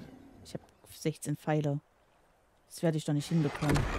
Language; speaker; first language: German; native; German